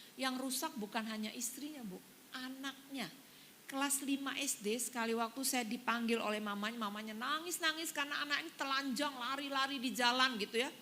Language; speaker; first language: Indonesian; native; Indonesian